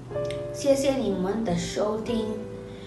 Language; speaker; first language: Chinese; non-native, learner; Indonesian